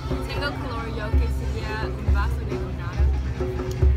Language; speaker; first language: Spanish; non-native, learner; English